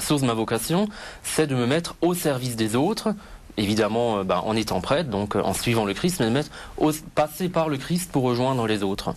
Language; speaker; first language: French; native; French